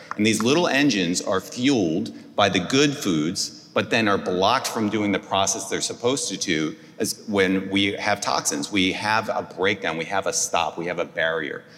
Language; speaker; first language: English; native; English